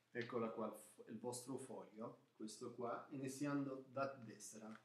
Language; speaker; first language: Italian; non-native, fluent; Arabic